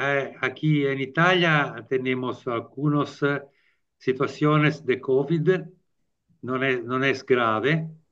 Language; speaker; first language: Spanish; non-native, learner; Italian